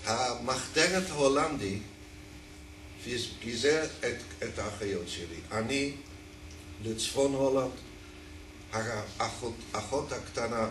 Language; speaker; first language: Hebrew; non-native, fluent; Dutch